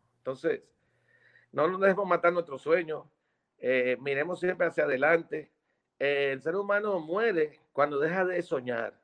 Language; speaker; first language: Spanish; native; Spanish